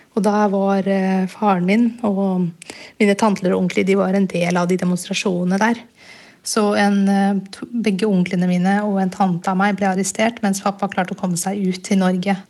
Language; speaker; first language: Norwegian; early bilingual, other home language; Burmese